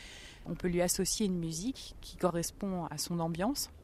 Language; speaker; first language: French; native; French